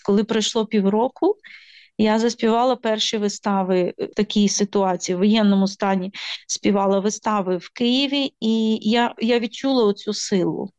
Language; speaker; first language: Ukrainian; native; Ukrainian